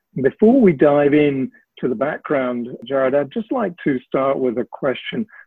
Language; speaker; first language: English; native; English